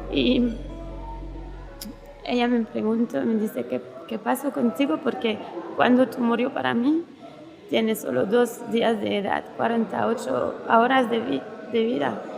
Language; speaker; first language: Spanish; non-native, learner; French